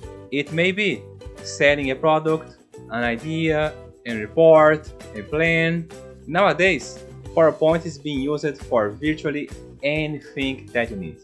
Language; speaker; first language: English; non-native, fluent; Portuguese